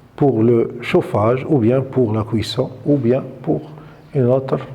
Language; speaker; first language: French; non-native, local second language; Arabic